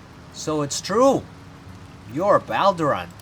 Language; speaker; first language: English; native; English